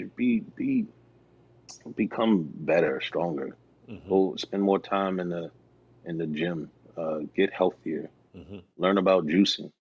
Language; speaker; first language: English; native; English